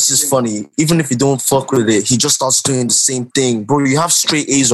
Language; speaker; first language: English; non-native, local second language; Yoruba